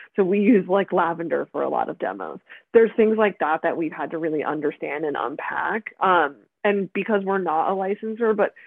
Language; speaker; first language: English; native; English